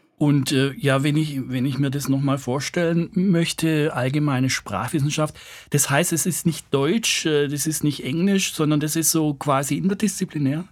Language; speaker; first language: German; native; German